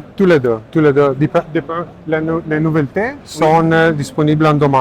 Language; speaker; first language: French; non-native, learner; Italian